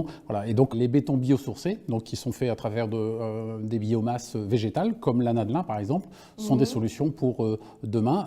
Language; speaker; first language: French; native; French